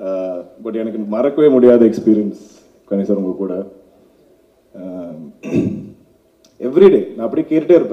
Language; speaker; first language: Tamil; non-native, local second language; Malayalam